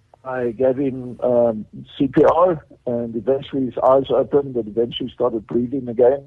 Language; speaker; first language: English; native; English